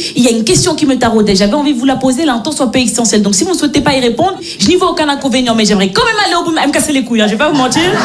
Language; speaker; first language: French; native; French